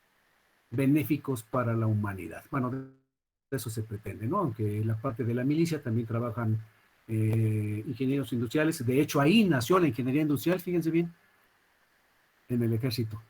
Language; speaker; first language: Spanish; native; Spanish